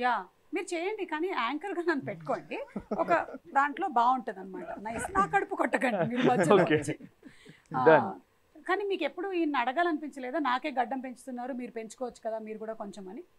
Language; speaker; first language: Telugu; native; Telugu